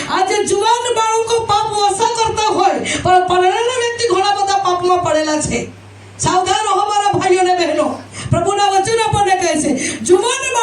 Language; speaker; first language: Gujarati; non-native, local second language; Gamit